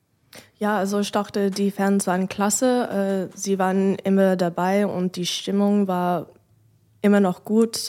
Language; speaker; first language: German; non-native, fluent; English